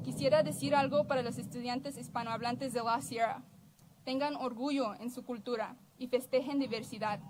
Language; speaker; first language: Spanish; early bilingual, other home language; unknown